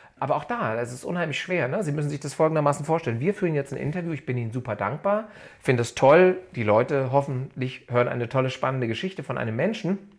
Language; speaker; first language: German; native; German